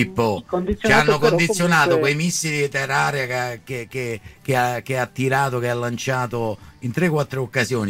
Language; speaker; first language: Italian; native; Italian